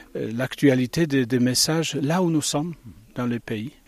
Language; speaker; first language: French; non-native, fluent; Italian